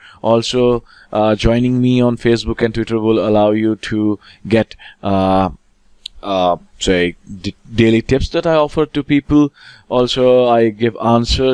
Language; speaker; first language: English; non-native, local second language; Hindi